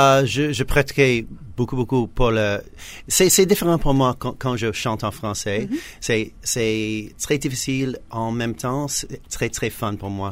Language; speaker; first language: French; non-native, learner; English